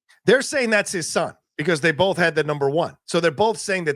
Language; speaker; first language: English; native; English